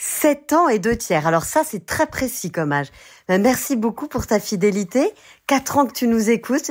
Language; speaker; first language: French; native; French